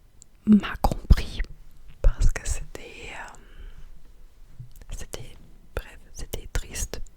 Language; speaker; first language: French; non-native, fluent; English